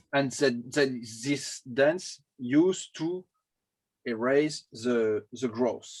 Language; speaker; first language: English; non-native, learner; French